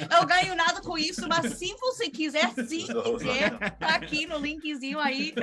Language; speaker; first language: Portuguese; non-native, fluent; English